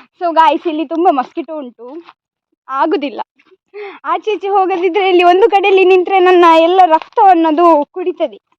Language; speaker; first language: Kannada; non-native, local second language; Tulu